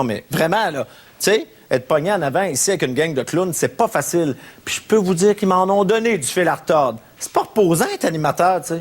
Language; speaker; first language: French; native; French